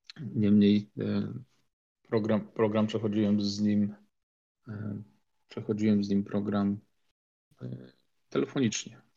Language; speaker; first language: Polish; native; Polish